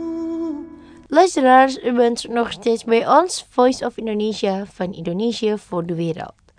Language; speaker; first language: Dutch; non-native, fluent; Indonesian